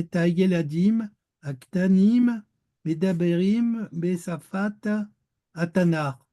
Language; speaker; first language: Hebrew; non-native, learner; French